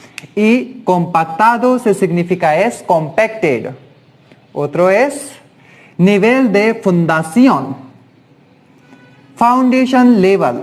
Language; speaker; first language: Spanish; non-native, learner; Hindi